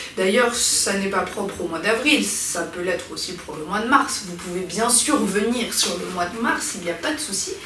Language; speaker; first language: French; native; French